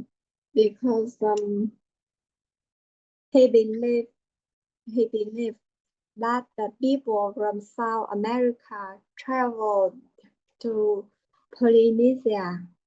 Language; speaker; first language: English; non-native, learner; Vietnamese